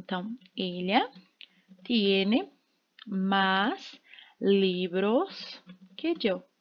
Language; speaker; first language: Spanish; non-native, fluent; Portuguese